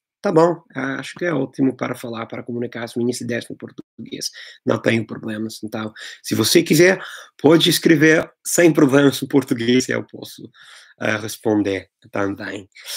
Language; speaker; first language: Portuguese; non-native, fluent; English